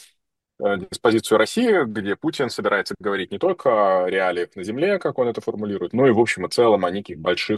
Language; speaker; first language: Russian; native; Russian